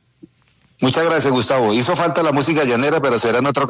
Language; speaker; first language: Spanish; native; Spanish